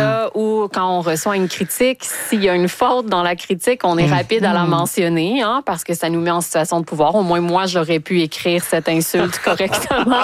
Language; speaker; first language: French; native; French